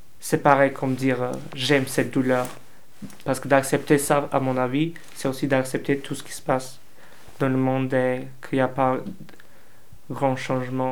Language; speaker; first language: French; non-native, fluent; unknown